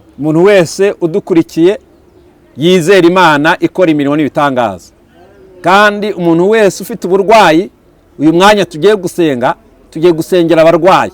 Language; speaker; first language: Kinyarwanda; early bilingual, heritage; Kinyarwanda